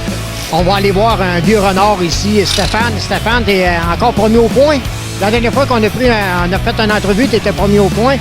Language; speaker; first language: French; native; French